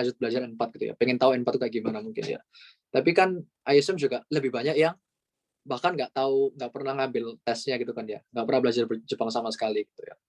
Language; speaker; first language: Indonesian; native; Indonesian